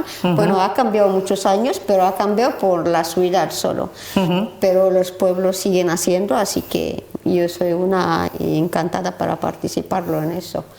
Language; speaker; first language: Spanish; non-native, learner; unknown